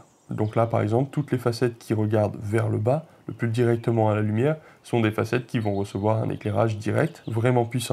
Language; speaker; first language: French; native; French